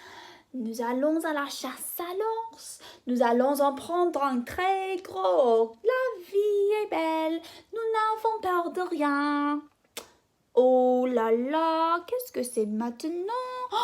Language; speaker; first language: French; non-native, fluent; English